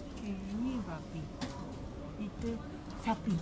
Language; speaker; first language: Indonesian; non-native, learner; Japanese